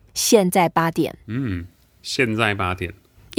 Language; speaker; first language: Chinese; non-native, learner; English